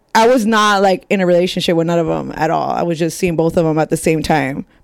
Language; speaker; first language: English; native; English